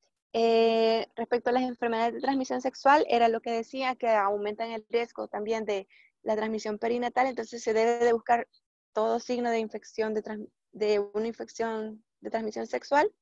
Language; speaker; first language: Spanish; native; Spanish